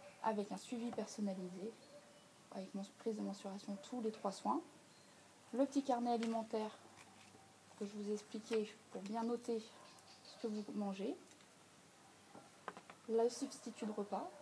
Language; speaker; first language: French; native; French